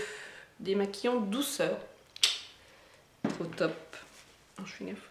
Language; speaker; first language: French; native; French